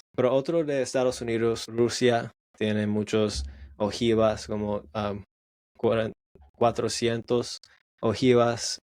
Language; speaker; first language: Spanish; non-native, learner; English